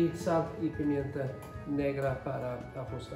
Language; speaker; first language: Spanish; non-native, fluent; English